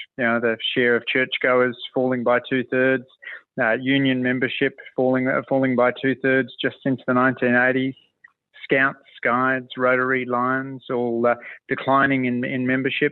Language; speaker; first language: English; native; English